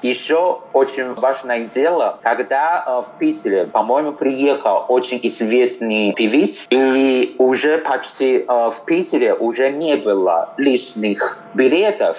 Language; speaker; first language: Russian; non-native, fluent; Chinese